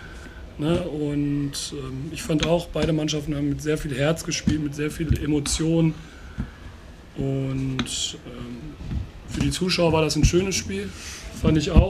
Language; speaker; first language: German; native; German